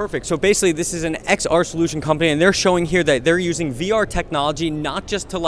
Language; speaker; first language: English; native; English